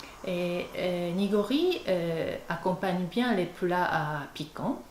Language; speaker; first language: French; non-native, fluent; Japanese